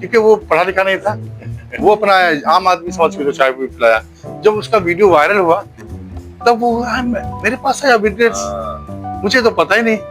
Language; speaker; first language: Hindi; native; Hindi